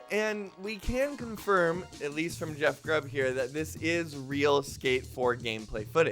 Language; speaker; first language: English; native; English